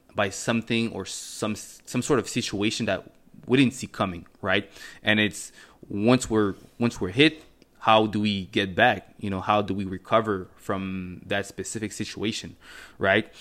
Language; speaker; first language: English; non-native, fluent; French